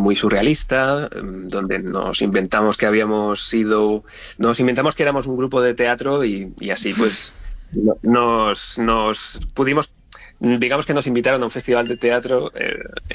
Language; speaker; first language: Spanish; native; Spanish